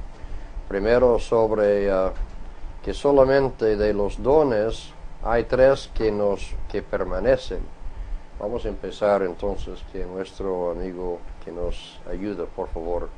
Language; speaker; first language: Spanish; non-native, fluent; English